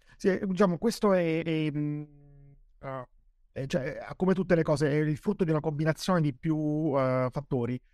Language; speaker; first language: Italian; native; Italian